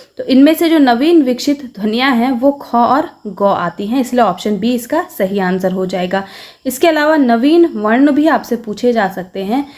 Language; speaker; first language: Hindi; native; Hindi